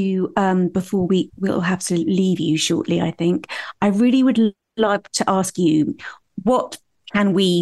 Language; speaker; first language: English; native; English